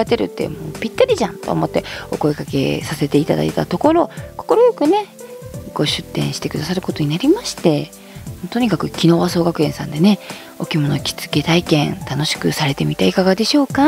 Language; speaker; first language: Japanese; native; Japanese